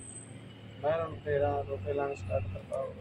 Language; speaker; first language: Filipino; non-native, learner; Punjabi